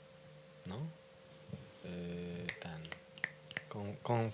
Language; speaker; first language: English; non-native, learner; Polish